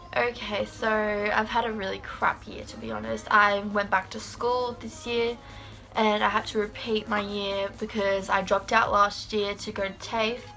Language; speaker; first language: English; native; English